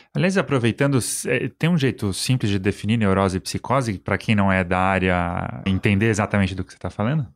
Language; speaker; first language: Portuguese; native; Portuguese